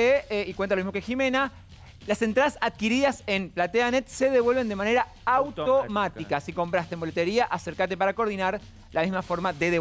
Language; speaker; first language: Spanish; native; Spanish